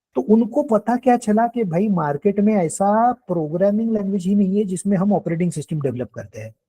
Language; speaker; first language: Hindi; non-native, local second language; Marathi